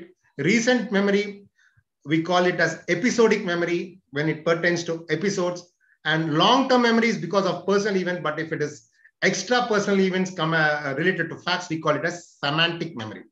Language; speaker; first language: English; non-native, local second language; Telugu